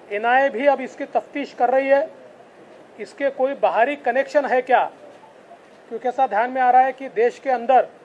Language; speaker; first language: Hindi; non-native, local second language; Marathi